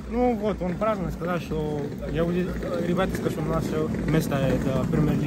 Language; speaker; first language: Russian; non-native, fluent; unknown